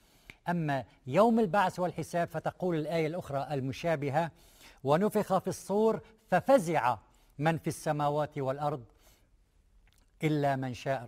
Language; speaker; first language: Arabic; native; Arabic